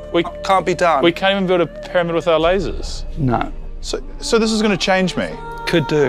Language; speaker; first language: English; native; English